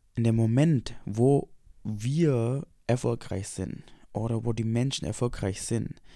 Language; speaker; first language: German; non-native, fluent; Indonesian